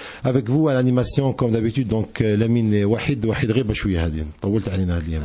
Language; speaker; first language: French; non-native, local second language; Arabic